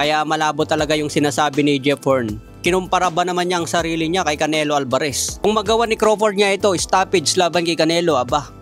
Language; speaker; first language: Filipino; native; Filipino